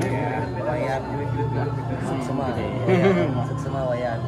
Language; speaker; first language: Indonesian; non-native, local second language; Balinese